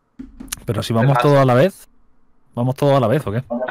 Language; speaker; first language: Spanish; native; Spanish